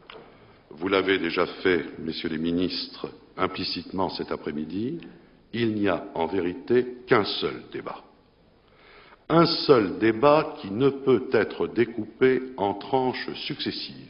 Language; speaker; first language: French; native; French